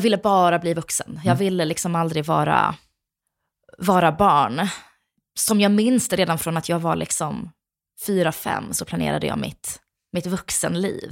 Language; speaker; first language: Swedish; native; Swedish